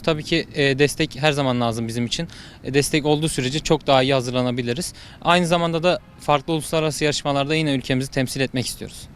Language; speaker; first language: Turkish; native; Turkish